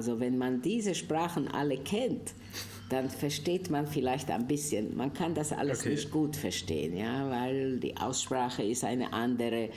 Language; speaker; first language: German; non-native, fluent; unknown